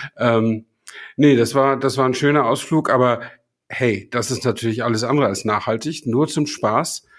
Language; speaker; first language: German; native; German